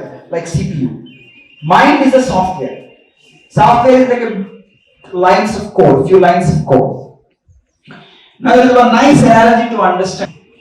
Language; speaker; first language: English; non-native, local second language; Telugu